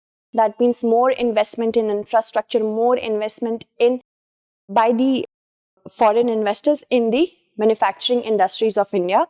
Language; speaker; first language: English; non-native, local second language; Hindi